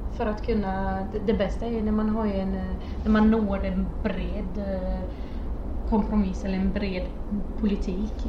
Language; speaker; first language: Swedish; non-native, fluent; Romanian